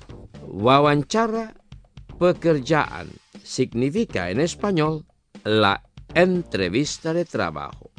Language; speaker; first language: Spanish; non-native, fluent; Indonesian